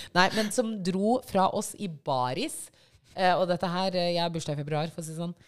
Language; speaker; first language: Norwegian; early bilingual, other home language; Shona